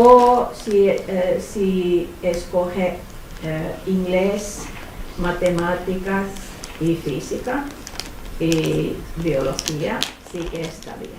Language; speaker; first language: Spanish; non-native, fluent; Finnish